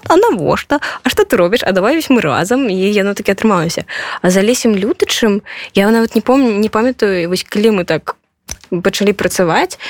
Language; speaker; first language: Belarusian; non-native, local second language; Russian